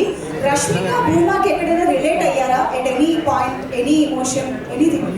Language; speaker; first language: Telugu; native; Telugu